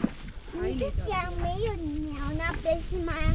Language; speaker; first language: Chinese; early bilingual, heritage; Chinese